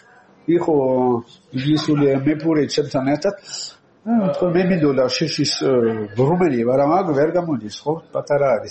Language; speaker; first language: Georgian; non-native, learner; French